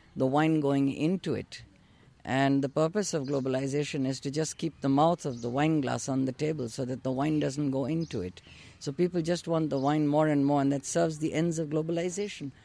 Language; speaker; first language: English; non-native, local second language; Urdu